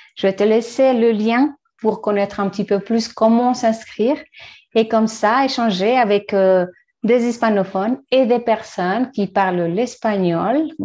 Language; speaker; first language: French; non-native, fluent; Spanish